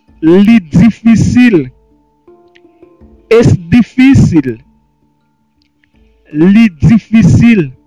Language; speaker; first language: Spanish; non-native, fluent; Haitian Creole